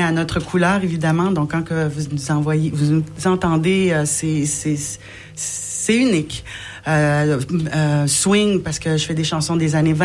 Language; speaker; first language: French; native; French